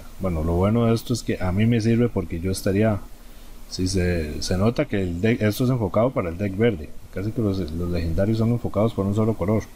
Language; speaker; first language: Spanish; native; Spanish